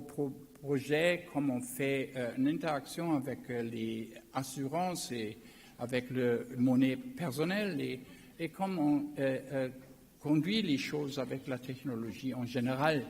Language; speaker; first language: French; non-native, learner; German